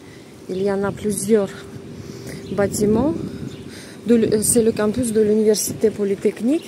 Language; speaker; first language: French; non-native, fluent; Russian